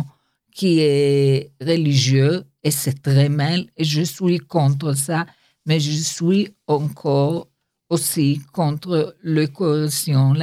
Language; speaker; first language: French; non-native, learner; Hebrew